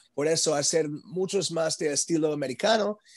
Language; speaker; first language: Spanish; non-native, learner; English